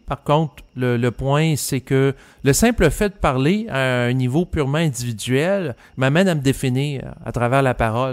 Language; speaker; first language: French; native; French